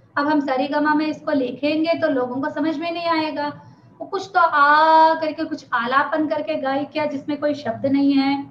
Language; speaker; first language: Hindi; non-native, local second language; Telugu